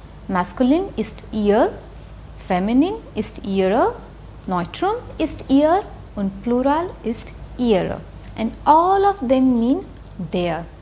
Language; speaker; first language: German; non-native, fluent; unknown